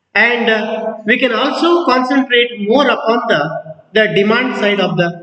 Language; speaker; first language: English; non-native, local second language; Kannada